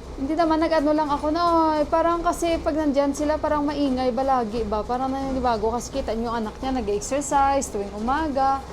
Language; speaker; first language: Filipino; native; Filipino